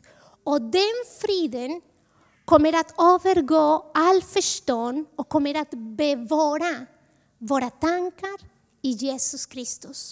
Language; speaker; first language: Swedish; non-native, fluent; Spanish